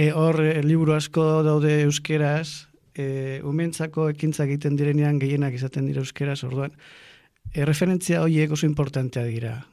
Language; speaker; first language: Basque; non-native, local second language; Spanish